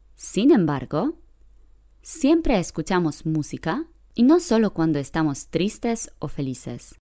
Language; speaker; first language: Spanish; non-native, fluent; Polish